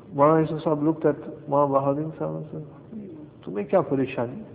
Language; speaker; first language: English; early bilingual, other home language; Urdu